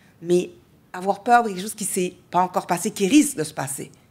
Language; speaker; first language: French; native; French